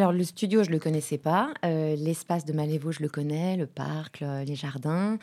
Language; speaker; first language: French; native; French